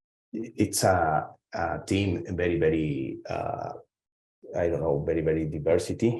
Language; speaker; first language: English; non-native, learner; Spanish